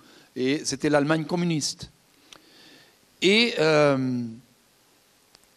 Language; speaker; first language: French; non-native, fluent; Portuguese